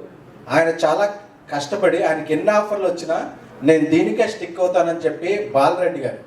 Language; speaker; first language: Telugu; native; Telugu